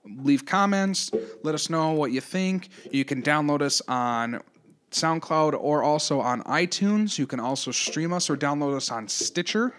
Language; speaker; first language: English; native; English